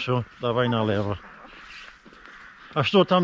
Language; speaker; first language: Russian; non-native, learner; English